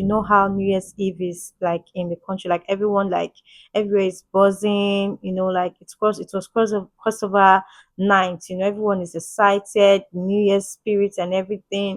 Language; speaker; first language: English; native; English